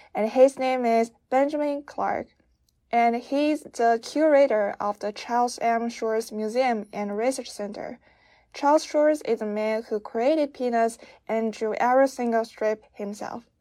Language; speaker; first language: English; non-native, fluent; Chinese